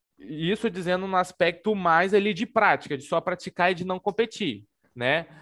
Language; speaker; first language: Portuguese; native; Portuguese